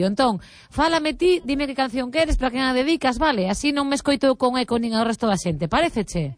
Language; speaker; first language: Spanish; non-native, local second language; Galician